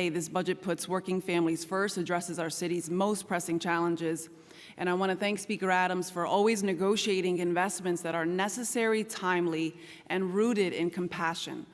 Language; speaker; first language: English; native; English